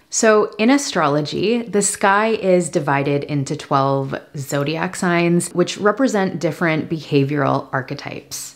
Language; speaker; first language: English; native; English